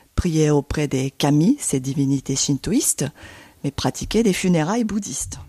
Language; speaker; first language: French; non-native, fluent; Japanese